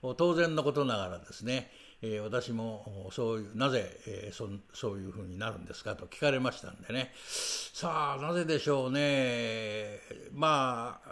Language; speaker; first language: Japanese; native; Japanese